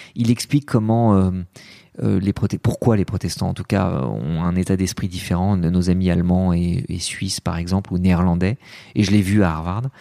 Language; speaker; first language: French; early bilingual, other home language; Arabic